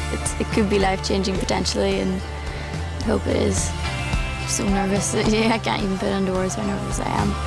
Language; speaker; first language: English; native; English